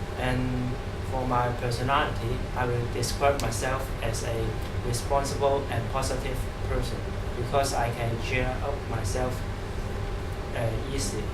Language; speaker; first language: English; non-native, learner; Cantonese